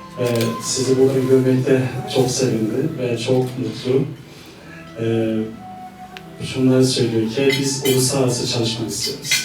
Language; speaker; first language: Turkish; non-native, fluent; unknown